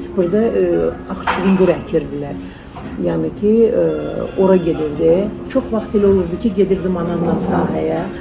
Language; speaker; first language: Azerbaijani; early bilingual, heritage; Azerbaijani